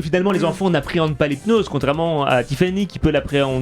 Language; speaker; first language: French; native; French